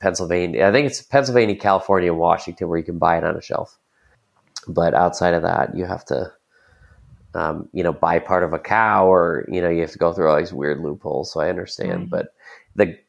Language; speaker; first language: English; native; English